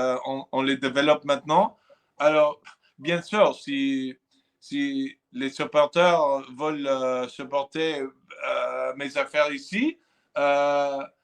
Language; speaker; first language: French; non-native, fluent; English